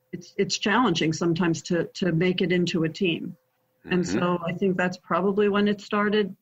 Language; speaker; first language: English; native; English